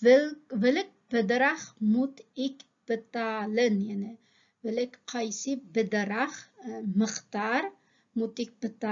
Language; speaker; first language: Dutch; non-native, fluent; Uyghur